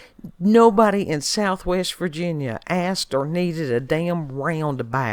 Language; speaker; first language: English; native; English